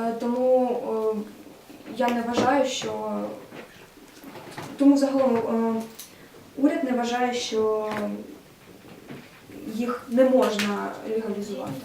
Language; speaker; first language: Ukrainian; non-native, local second language; Russian